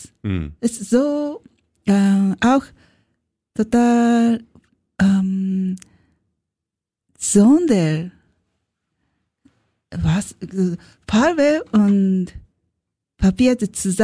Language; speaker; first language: German; non-native, learner; Japanese